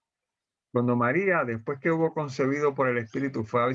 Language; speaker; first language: Spanish; native; Spanish